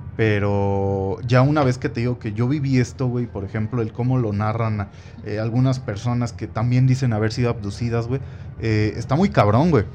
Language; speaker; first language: Spanish; native; Spanish